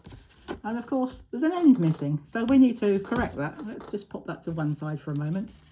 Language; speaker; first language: English; native; English